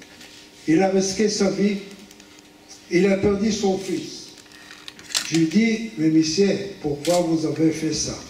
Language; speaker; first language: French; non-native, fluent; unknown